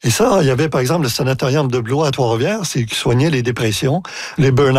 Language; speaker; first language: French; native; French